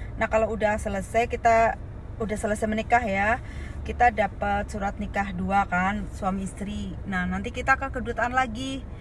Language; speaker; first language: Indonesian; native; Indonesian